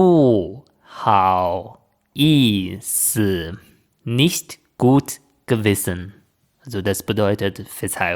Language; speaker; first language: German; non-native, fluent; Chinese